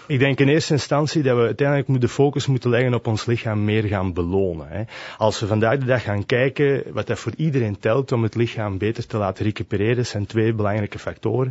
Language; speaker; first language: Dutch; native; Dutch